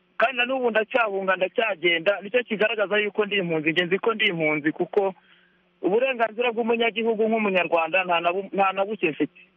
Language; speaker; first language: Kinyarwanda; early bilingual, heritage; Kinyarwanda